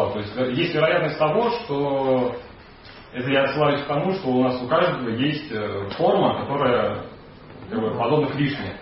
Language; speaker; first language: Russian; native; Russian